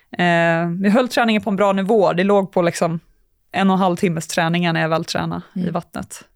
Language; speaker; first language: Swedish; native; Swedish